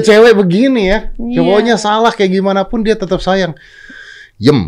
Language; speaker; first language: Indonesian; native; Indonesian